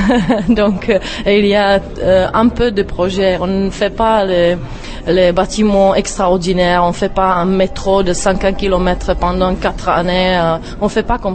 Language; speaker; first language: French; non-native, fluent; Czech